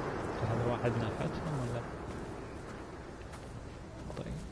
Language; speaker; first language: Arabic; native; Arabic